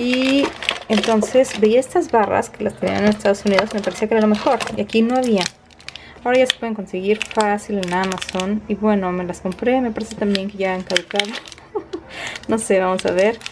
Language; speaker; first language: Spanish; native; Spanish